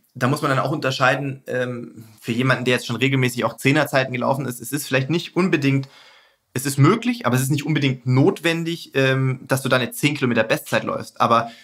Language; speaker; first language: German; native; German